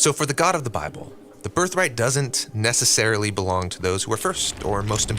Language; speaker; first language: English; native; English